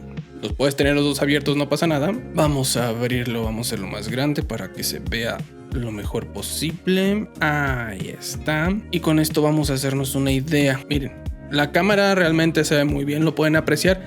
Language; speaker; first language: Spanish; native; Spanish